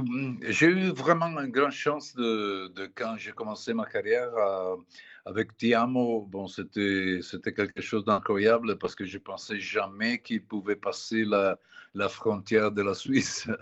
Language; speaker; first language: French; non-native, fluent; Italian